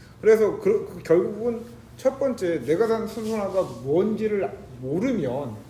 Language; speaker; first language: Korean; native; Korean